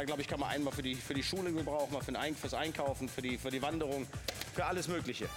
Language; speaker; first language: German; native; German